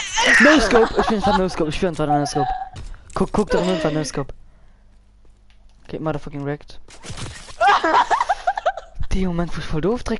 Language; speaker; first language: German; non-native, local second language; Luxembourgish